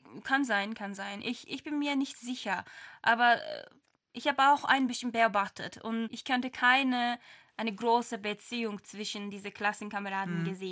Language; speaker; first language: German; non-native, learner; Turkish